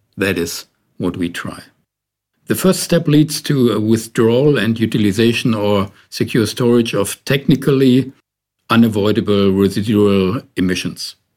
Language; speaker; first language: English; non-native, fluent; German